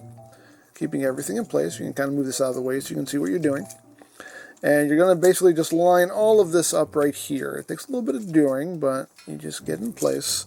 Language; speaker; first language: English; native; English